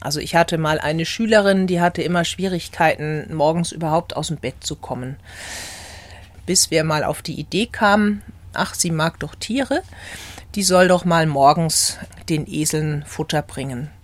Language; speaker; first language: German; native; German